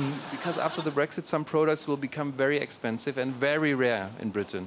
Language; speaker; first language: English; non-native, fluent; German